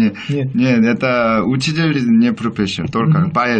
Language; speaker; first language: Russian; non-native, learner; Korean